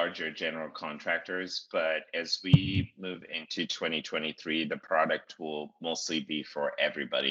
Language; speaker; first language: English; non-native, local second language; Shona